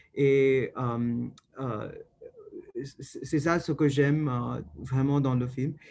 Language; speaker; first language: French; non-native, learner; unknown